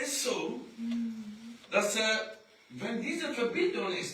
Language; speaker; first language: German; non-native, learner; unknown